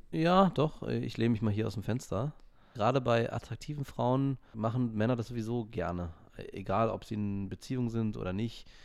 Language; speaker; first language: German; native; German